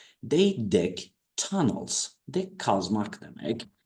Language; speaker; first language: English; non-native, fluent; Turkish